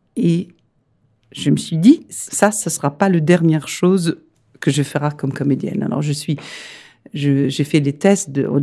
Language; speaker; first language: French; non-native, fluent; Danish